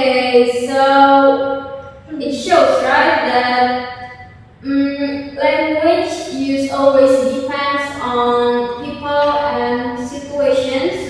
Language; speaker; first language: English; non-native, fluent; Indonesian